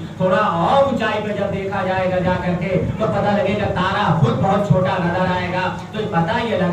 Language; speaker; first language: Urdu; native; Urdu